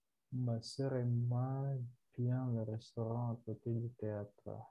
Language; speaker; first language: French; non-native, fluent; Indonesian